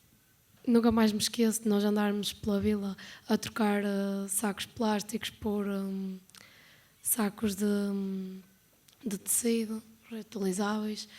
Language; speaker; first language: Portuguese; native; Portuguese